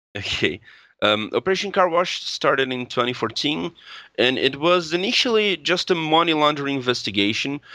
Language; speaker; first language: English; non-native, fluent; Portuguese